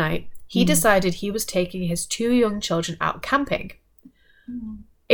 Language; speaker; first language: English; native; English